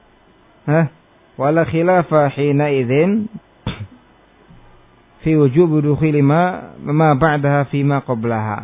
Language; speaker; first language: Arabic; non-native, fluent; Indonesian